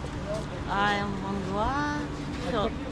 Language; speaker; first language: English; non-native, learner; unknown